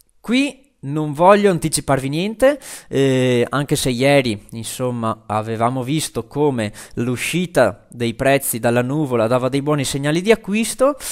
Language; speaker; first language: Italian; native; Italian